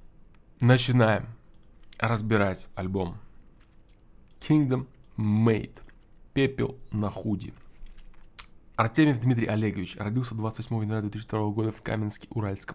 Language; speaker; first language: Russian; native; Russian